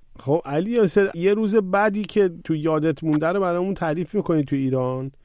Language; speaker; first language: Persian; native; Persian